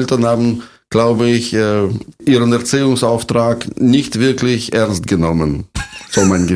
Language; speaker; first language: German; non-native, fluent; Russian